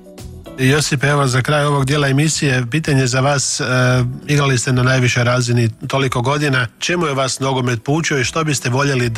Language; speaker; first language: Croatian; native; Croatian